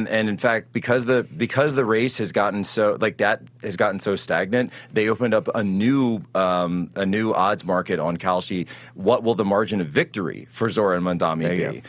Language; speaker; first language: English; native; English